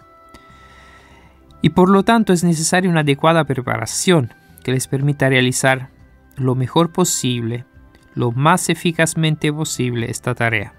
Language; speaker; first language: Spanish; non-native, fluent; Italian